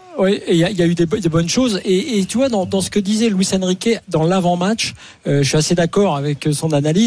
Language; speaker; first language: French; native; French